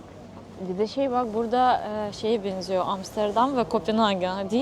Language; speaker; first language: Turkish; non-native, learner; Russian